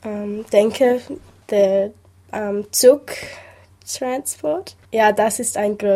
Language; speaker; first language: German; non-native, learner; English